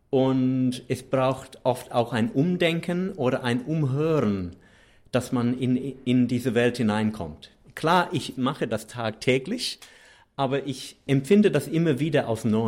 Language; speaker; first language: German; non-native, fluent; English